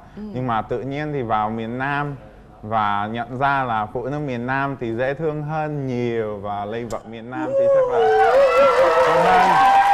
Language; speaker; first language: Vietnamese; non-native, fluent; Czech